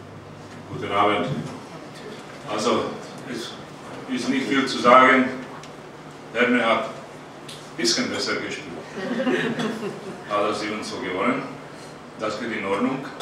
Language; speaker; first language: German; non-native, fluent; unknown